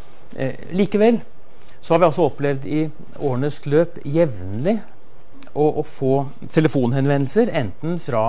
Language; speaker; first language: Norwegian; native; Norwegian